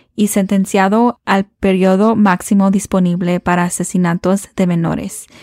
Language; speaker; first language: Spanish; early bilingual, heritage; Spanish